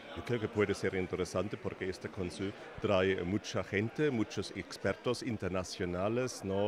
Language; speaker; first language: Spanish; non-native, fluent; German